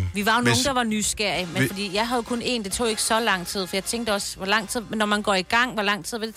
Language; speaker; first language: Danish; native; Danish